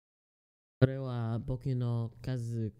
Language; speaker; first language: Japanese; non-native, learner; English